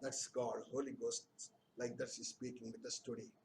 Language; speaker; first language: English; non-native, local second language; Telugu